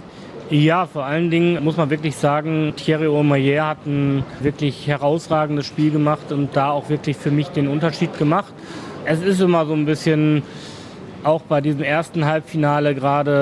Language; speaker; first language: German; native; German